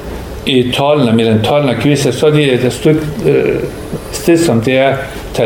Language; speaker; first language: Danish; non-native, learner; Persian